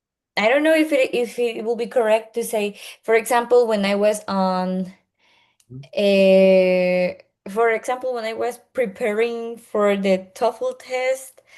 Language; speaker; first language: English; non-native, learner; Spanish